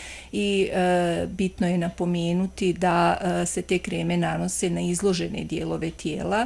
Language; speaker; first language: Croatian; native; Croatian